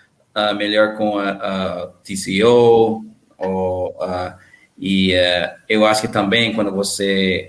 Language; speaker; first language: Portuguese; non-native, learner; English